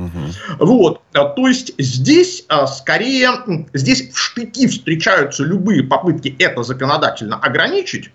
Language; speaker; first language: Russian; native; Russian